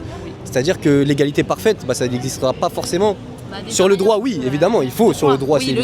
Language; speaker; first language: French; native; French